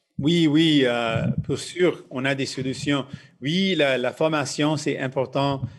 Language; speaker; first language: French; non-native, local second language; English